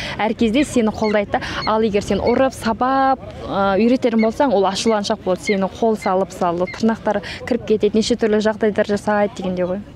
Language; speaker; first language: Kazakh; early bilingual, heritage; Kazakh